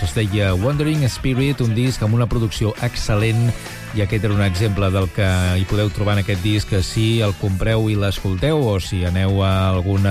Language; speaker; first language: Catalan; native; Catalan